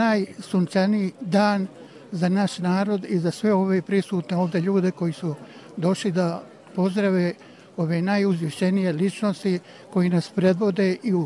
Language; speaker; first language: Serbian; native; Serbian